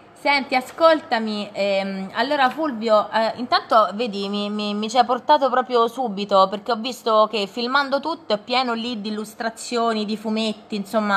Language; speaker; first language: Italian; native; Italian